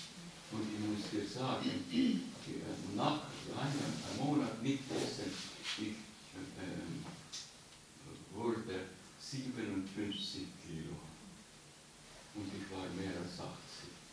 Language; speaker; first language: German; non-native, learner; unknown